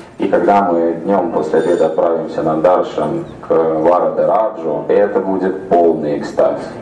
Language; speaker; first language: Russian; native; Russian